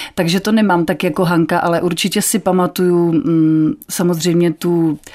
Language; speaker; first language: Czech; native; Czech